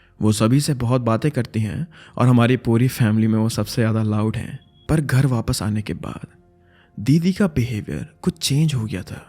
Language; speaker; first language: Hindi; native; Hindi